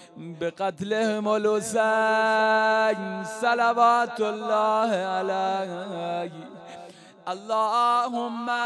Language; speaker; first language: Arabic; non-native, fluent; Persian